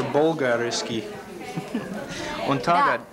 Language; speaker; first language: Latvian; non-native, learner; English